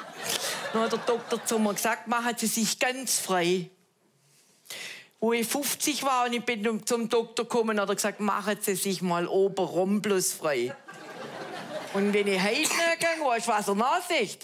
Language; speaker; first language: German; native; German